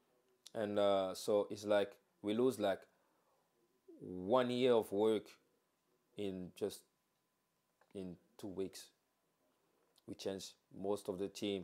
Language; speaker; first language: English; non-native, fluent; French